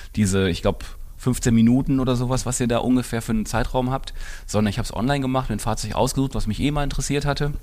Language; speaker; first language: German; native; German